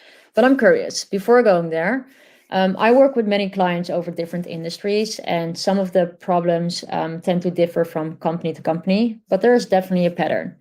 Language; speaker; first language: English; non-native, fluent; Dutch